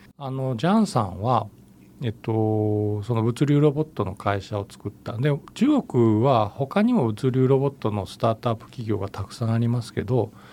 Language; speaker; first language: Japanese; native; Japanese